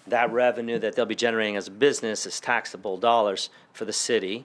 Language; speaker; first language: English; early bilingual, other home language; Spanish